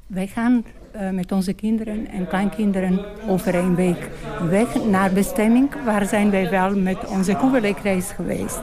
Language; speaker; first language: Dutch; non-native, learner; Bosnian